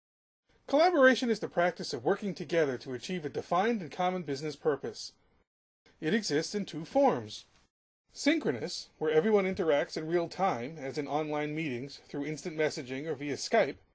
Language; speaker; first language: English; native; English